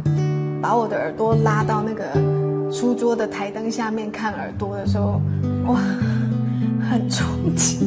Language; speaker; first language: Chinese; native; Chinese